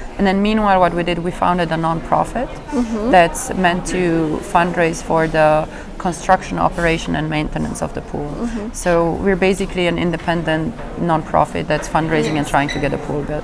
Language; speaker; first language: English; non-native, fluent; Romanian